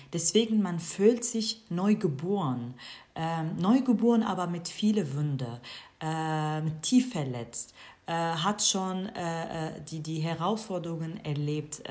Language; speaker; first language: German; non-native, fluent; Kurdish